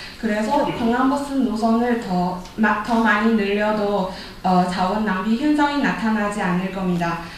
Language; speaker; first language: Korean; non-native, fluent; Chinese